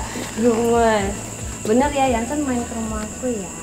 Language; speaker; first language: Indonesian; native; Indonesian